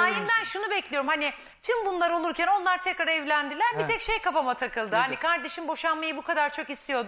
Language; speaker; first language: Turkish; native; Turkish